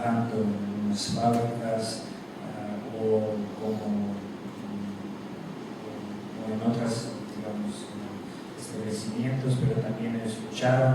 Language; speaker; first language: Spanish; non-native, fluent; Russian